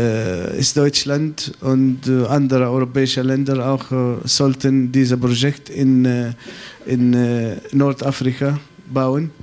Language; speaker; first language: German; non-native, fluent; Arabic